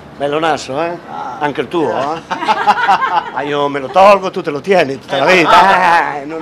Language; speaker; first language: Italian; non-native, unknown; Spanish